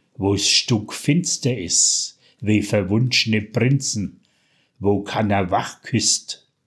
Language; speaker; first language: German; native; German